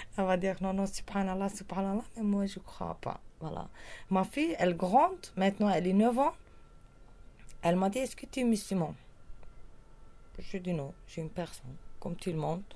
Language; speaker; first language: French; non-native, learner; Kurdish